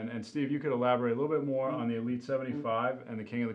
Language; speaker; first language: English; native; English